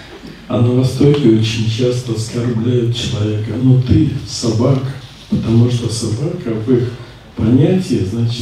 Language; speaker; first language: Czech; non-native, learner; Russian